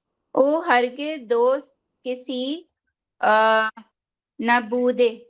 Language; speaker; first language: Persian; non-native, learner; Urdu